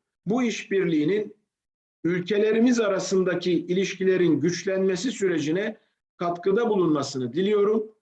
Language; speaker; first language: Turkish; native; Turkish